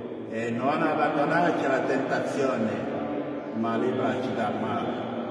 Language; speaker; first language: Italian; non-native, fluent; Igbo